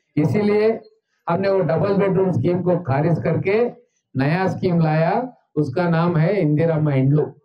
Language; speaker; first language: Hindi; non-native, local second language; Telugu